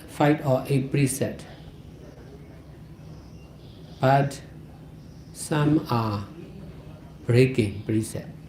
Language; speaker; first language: English; non-native, fluent; Burmese